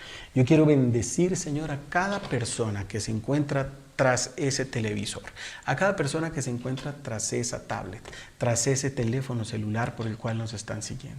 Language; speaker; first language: Spanish; native; Spanish